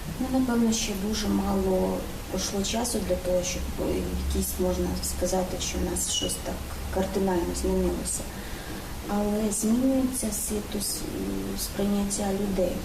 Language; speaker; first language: Ukrainian; native; Ukrainian